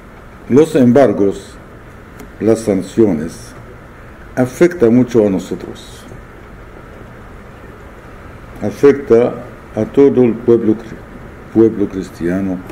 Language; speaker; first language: Spanish; non-native, fluent; Arabic